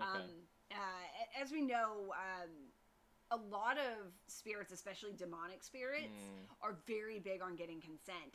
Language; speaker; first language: English; native; English